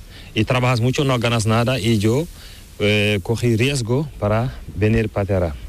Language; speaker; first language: Spanish; non-native, learner; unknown